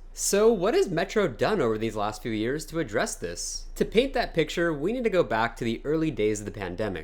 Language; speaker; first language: English; native; English